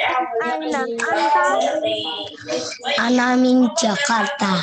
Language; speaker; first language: Arabic; non-native, learner; Indonesian